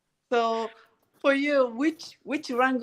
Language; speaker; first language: English; non-native, learner; Japanese